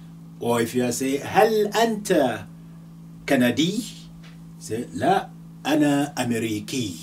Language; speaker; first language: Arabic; non-native, fluent; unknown